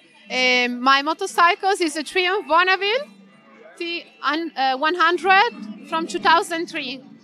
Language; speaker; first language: English; non-native, learner; Italian